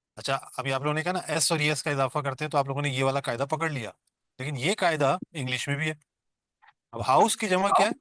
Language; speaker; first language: Urdu; non-native, local second language; Baluchi